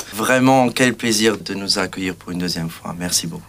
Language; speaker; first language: French; non-native, local second language; Portuguese